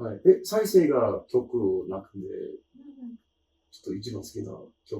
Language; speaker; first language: Japanese; non-native, learner; English